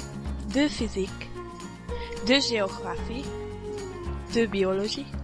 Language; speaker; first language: French; non-native, learner; Hungarian